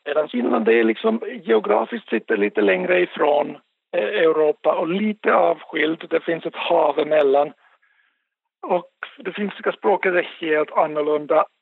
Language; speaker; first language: Swedish; non-native, local second language; Finnish